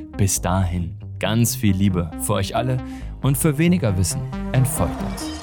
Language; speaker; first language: German; native; German